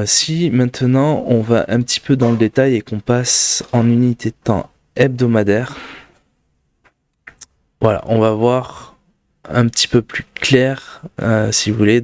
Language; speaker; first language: French; native; French